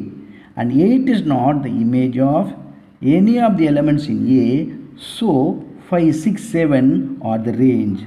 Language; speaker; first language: English; non-native, local second language; Tamil